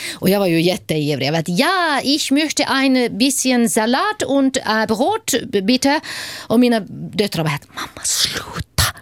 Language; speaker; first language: Swedish; native; Swedish